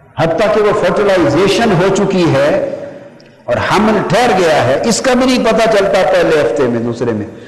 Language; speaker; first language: Urdu; non-native, local second language; Punjabi